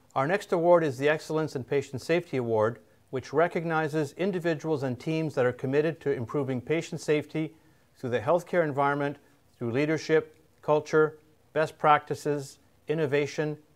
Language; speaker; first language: English; native; English